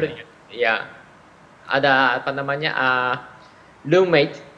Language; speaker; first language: Indonesian; non-native, fluent; Japanese